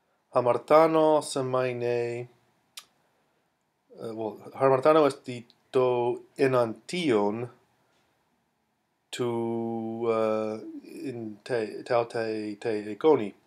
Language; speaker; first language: Greek; non-native, fluent; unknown